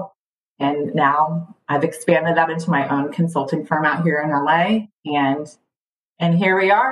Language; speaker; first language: English; early bilingual, other home language; Spanish